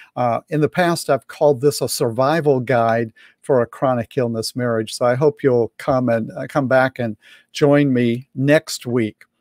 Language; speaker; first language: English; native; English